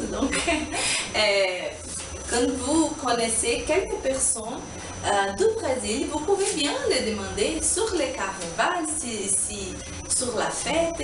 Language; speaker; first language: French; non-native, learner; Portuguese